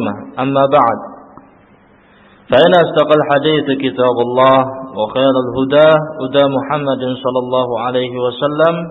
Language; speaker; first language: Arabic; non-native, fluent; Indonesian